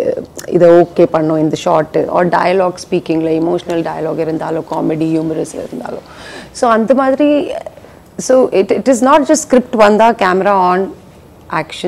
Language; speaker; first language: Tamil; non-native, fluent; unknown